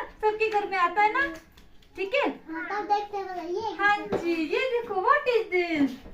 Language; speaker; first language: Hindi; native; Hindi